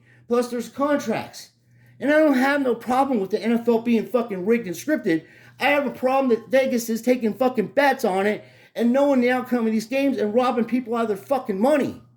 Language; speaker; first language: English; native; English